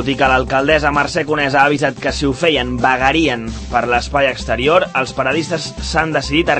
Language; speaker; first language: Catalan; native; Catalan